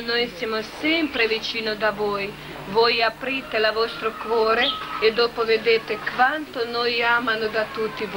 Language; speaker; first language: Italian; non-native, learner; Croatian